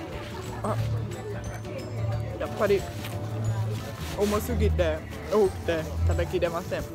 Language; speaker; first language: Japanese; non-native, fluent; Hungarian